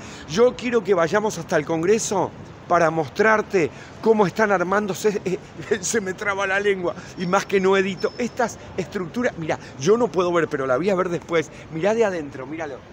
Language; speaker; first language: Spanish; native; Spanish